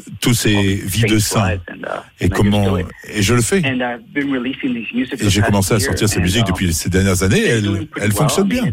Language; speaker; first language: French; non-native, fluent; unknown